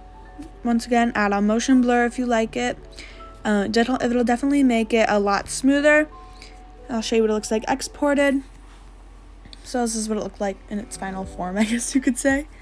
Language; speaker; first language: English; native; English